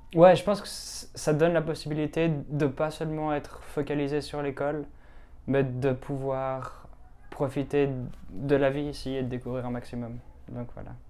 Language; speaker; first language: French; native; French